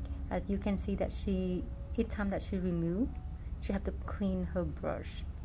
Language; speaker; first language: English; non-native, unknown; Vietnamese